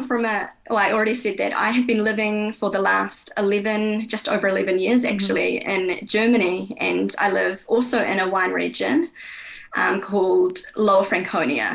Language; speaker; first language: English; native; English